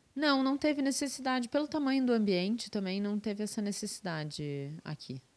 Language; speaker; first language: Portuguese; native; Portuguese